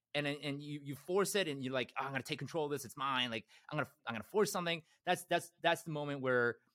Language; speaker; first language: English; early bilingual, other home language; Korean